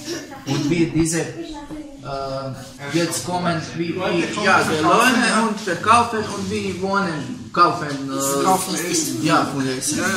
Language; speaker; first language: German; non-native, learner; Croatian